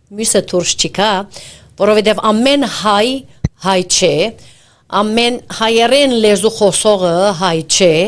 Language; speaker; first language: Armenian; early bilingual, heritage; Armenian